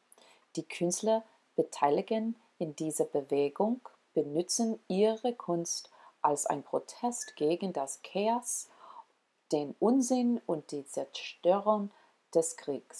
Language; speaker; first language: German; non-native, learner; English